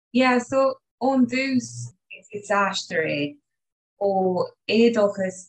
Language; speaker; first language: Irish; non-native, local second language; English